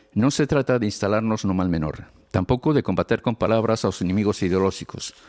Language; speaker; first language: Galician; non-native, local second language; Spanish